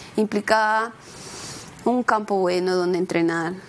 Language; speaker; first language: Spanish; native; Spanish